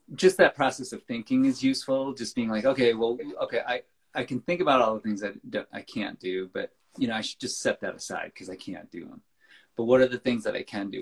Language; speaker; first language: English; native; English